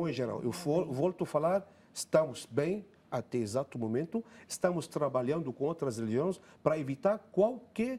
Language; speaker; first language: Portuguese; non-native, fluent; Arabic